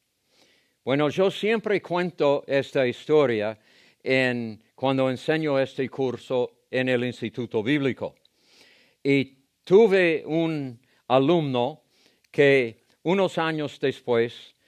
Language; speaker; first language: Spanish; non-native, fluent; English